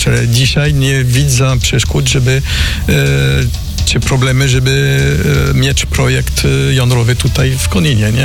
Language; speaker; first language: Polish; non-native, fluent; French